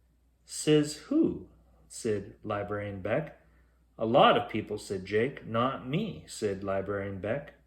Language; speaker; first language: English; native; English